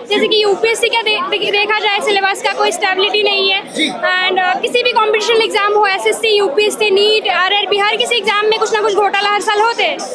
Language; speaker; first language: Hindi; non-native, local second language; Assamese